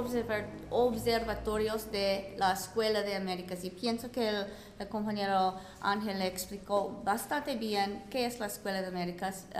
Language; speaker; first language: Spanish; non-native, fluent; English